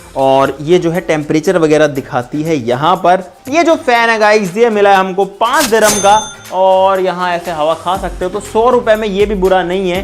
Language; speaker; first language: Hindi; native; Hindi